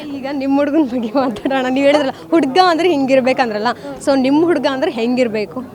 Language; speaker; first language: Kannada; native; Kannada